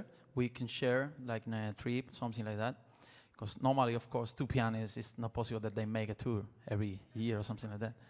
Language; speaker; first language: English; non-native, learner; Spanish